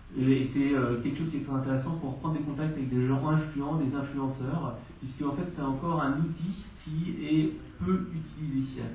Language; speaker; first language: French; native; French